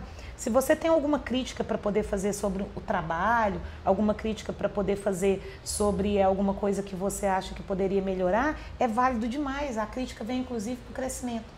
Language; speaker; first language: Portuguese; native; Portuguese